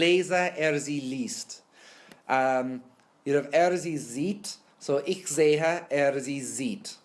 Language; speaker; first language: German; non-native, fluent; English